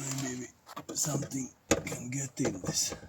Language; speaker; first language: English; non-native, learner; Latvian